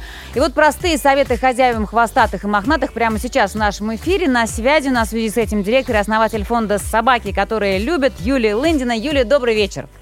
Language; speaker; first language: Russian; native; Russian